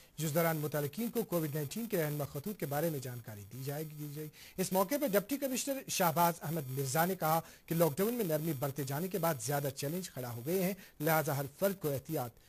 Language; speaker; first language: Urdu; non-native, local second language; Kashmiri